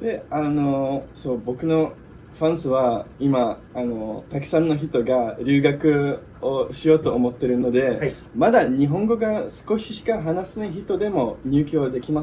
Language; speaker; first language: Japanese; non-native, fluent; English